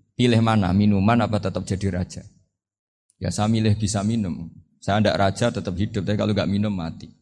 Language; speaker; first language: Indonesian; non-native, local second language; Javanese